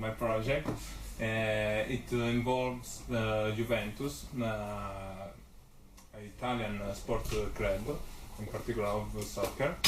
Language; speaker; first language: English; non-native, learner; Italian